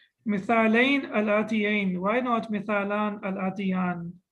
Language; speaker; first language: Arabic; non-native, fluent; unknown